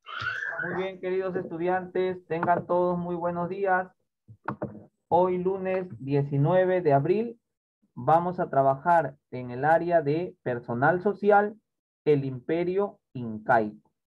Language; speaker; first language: Spanish; native; Spanish